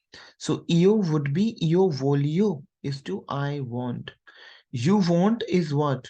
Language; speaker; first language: English; non-native, local second language; Hindi